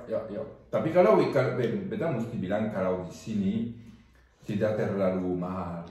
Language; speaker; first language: Indonesian; non-native, learner; French